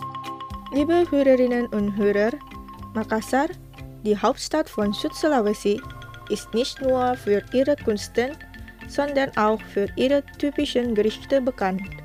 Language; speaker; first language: German; non-native, fluent; Indonesian